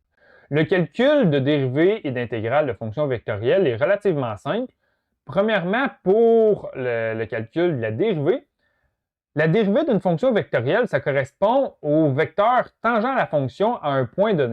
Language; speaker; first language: French; native; French